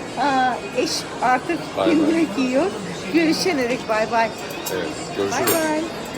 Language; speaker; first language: Turkish; non-native, learner; Azerbaijani